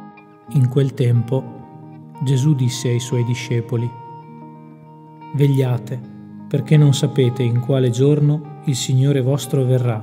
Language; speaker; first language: Italian; native; Italian